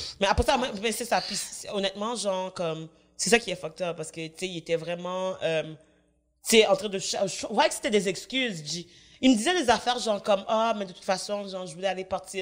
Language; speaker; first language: French; native; French